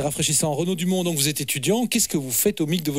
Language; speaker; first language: French; native; French